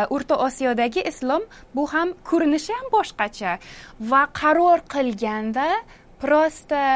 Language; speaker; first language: Uzbek; non-native, fluent; English